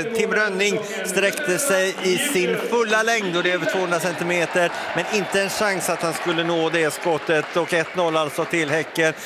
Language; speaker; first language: Swedish; native; Swedish